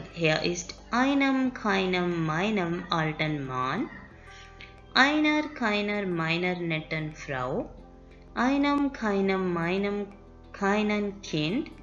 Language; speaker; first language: German; non-native, learner; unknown